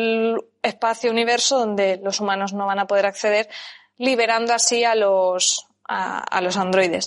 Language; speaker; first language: Spanish; native; Spanish